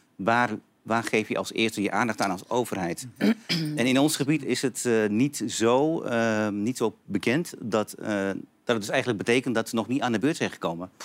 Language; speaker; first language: Dutch; native; Dutch